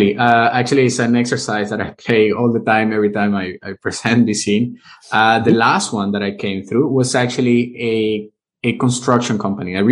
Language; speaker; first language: English; non-native, fluent; Spanish